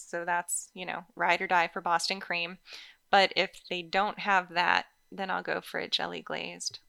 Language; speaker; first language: English; native; English